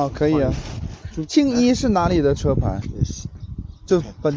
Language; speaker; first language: Chinese; non-native, fluent; English